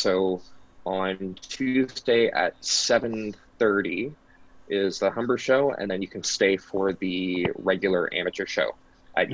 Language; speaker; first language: English; native; English